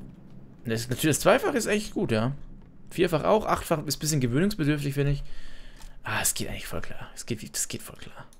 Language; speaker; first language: German; native; German